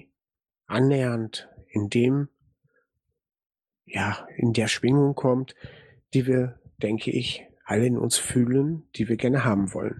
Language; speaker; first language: German; native; German